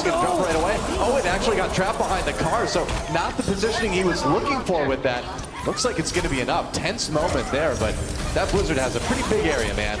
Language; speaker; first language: English; native; English